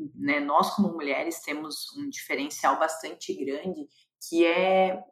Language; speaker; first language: Portuguese; native; Portuguese